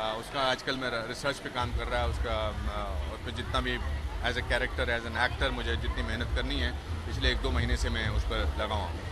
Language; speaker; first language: Hindi; native; Hindi